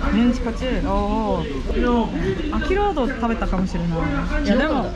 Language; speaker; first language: Japanese; non-native, fluent; Korean